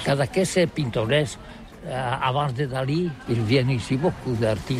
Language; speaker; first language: French; non-native, learner; Catalan